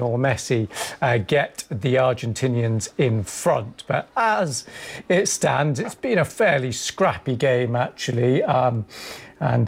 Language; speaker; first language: English; native; English